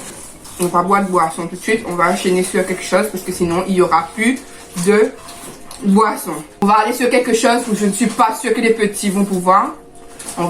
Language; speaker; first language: French; native; French